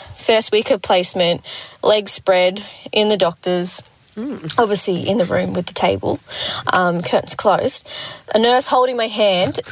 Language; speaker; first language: English; native; English